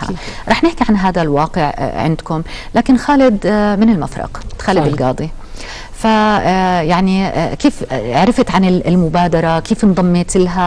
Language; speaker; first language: Arabic; native; Arabic